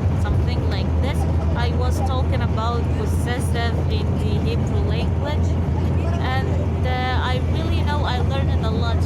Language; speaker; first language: English; non-native, learner; Arabic